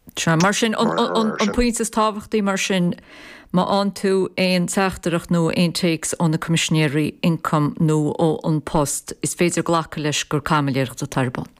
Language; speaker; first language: Irish; native; Irish